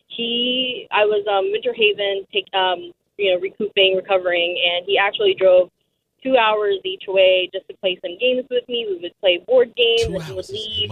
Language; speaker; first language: English; non-native, local second language; Filipino